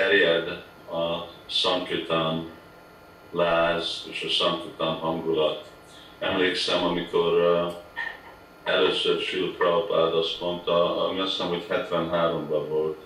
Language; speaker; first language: Hungarian; early bilingual, heritage; Hungarian